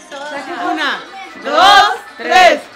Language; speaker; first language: Spanish; native; Spanish